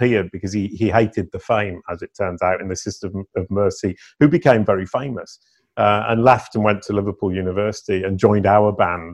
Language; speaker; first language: English; native; English